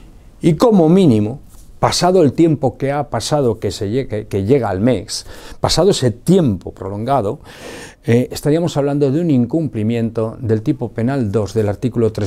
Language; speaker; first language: Spanish; native; Spanish